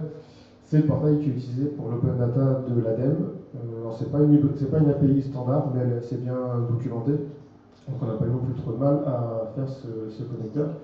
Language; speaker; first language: French; native; French